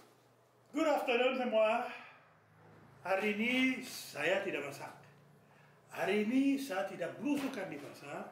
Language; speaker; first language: Indonesian; non-native, fluent; French